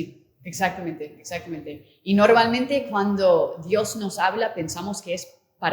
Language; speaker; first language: Spanish; non-native, fluent; English